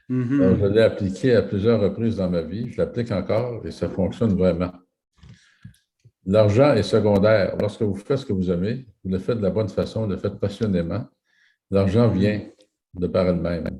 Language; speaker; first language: French; native; French